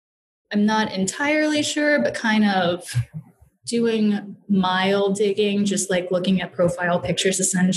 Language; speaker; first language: English; native; English